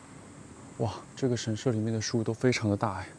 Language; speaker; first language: Chinese; native; Chinese